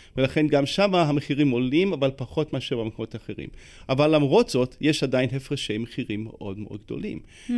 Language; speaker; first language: Hebrew; non-native, fluent; English